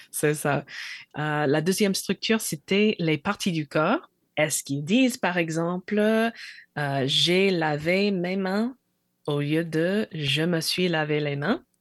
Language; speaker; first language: French; non-native, fluent; English